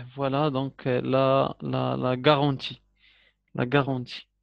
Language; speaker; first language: French; non-native, local second language; Arabic